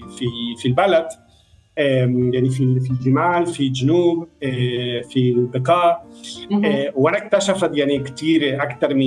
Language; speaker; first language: Arabic; non-native, fluent; Spanish